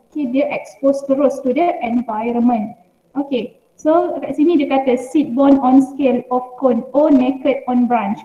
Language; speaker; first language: English; non-native, local second language; Malay